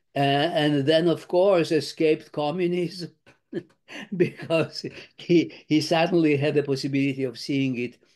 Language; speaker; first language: English; non-native, fluent; Lithuanian